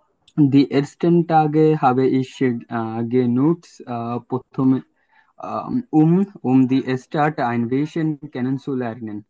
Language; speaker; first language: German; non-native, learner; Bangla